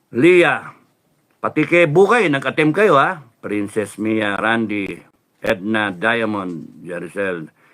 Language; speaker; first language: Filipino; native; Filipino